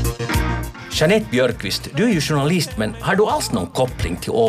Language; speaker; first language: Swedish; native; Swedish